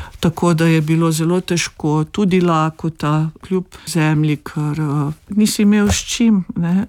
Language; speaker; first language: Slovenian; native; Slovenian